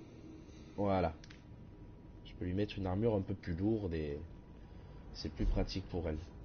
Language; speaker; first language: French; native; French